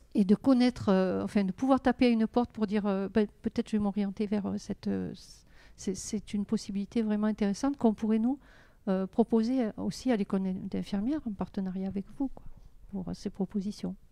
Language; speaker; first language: French; native; French